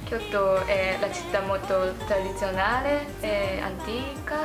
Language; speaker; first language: Italian; non-native, learner; Japanese